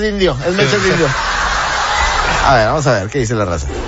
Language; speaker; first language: Spanish; native; Spanish